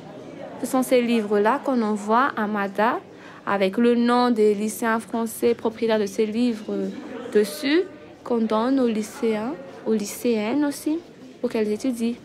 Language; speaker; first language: French; non-native, local second language; Malagasy